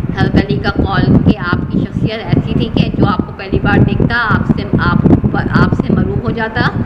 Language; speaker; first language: Urdu; native; Urdu